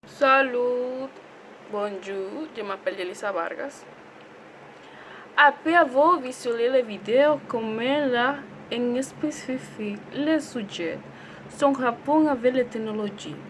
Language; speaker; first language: French; non-native, learner; Spanish